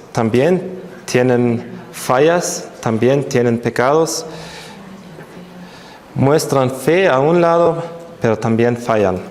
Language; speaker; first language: Spanish; non-native, fluent; German